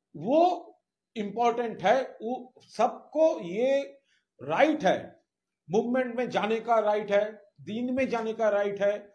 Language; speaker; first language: Hindi; non-native, local second language; Bangla